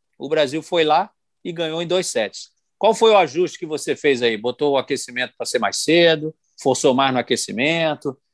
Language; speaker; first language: Portuguese; native; Portuguese